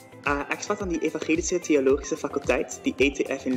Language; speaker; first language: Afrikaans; non-native, learner; Dutch